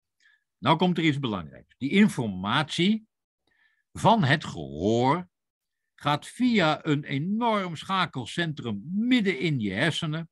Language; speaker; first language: Dutch; native; Dutch